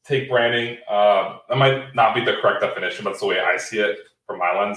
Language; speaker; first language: English; native; English